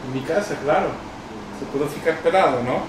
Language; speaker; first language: Portuguese; non-native, learner; Spanish